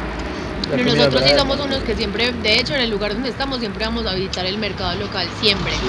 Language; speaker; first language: Spanish; native; Spanish